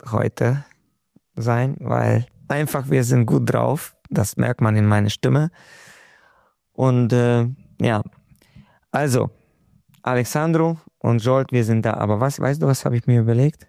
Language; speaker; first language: German; non-native, local second language; Hungarian